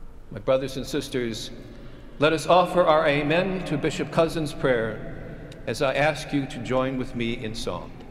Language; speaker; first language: English; native; English